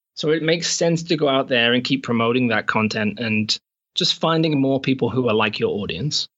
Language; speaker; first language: English; native; English